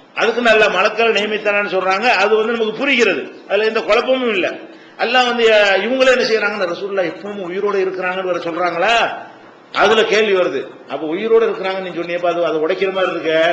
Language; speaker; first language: Tamil; native; Tamil